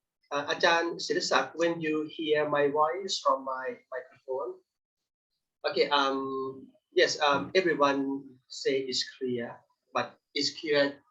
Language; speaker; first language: English; non-native, fluent; Thai